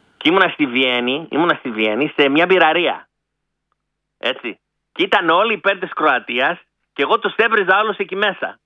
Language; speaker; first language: Greek; early bilingual, heritage; Greek